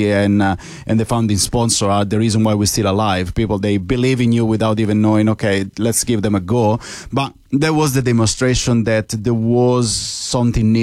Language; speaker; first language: English; non-native, fluent; Italian